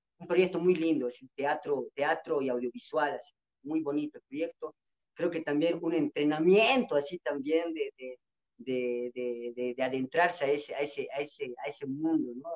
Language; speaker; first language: Spanish; non-native, local second language; Quechua